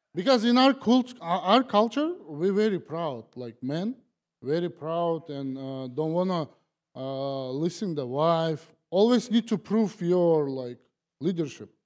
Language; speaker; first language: English; non-native, learner; Kazakh